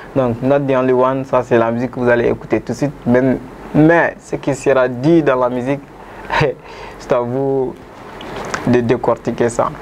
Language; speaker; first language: French; non-native, local second language; Bambara